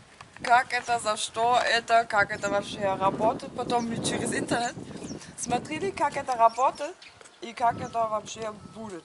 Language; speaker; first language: Russian; non-native, learner; German